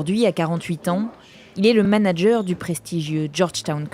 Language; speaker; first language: French; native; French